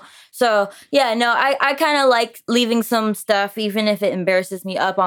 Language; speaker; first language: English; early bilingual, other home language; French